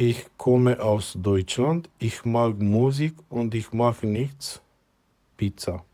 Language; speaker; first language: German; non-native, fluent; Romanian